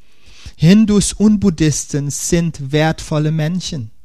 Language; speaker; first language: German; non-native, fluent; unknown